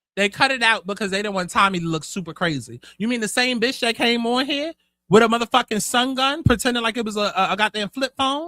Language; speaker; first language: English; native; English